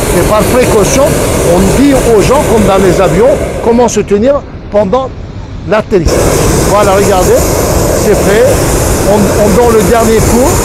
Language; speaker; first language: French; non-native, fluent; Turkish